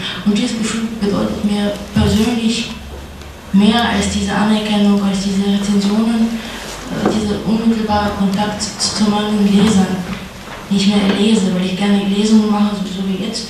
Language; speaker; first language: German; non-native, fluent; Russian